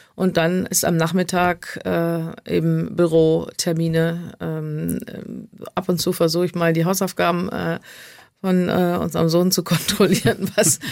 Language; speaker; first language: German; native; German